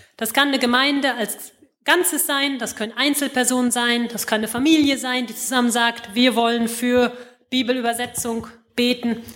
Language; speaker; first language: German; native; German